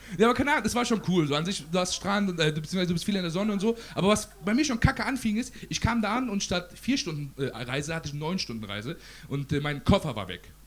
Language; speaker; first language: German; early bilingual, other home language; Persian